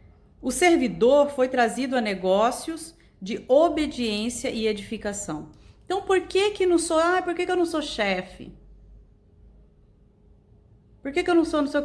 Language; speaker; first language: Portuguese; native; Portuguese